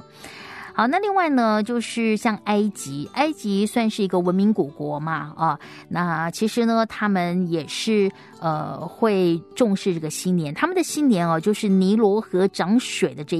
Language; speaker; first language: Chinese; native; Chinese